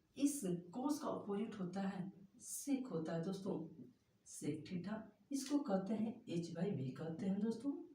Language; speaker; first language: Hindi; native; Hindi